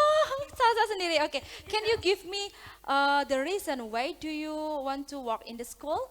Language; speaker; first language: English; non-native, learner; Indonesian